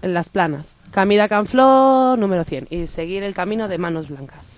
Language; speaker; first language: Spanish; native; Spanish